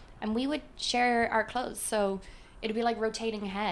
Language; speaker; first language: English; native; English